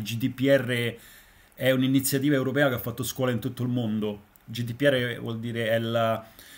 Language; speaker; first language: Italian; native; Italian